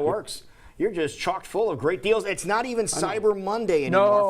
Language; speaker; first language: English; native; English